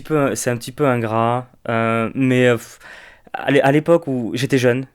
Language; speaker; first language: French; native; French